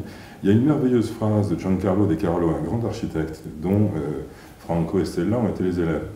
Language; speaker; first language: French; native; French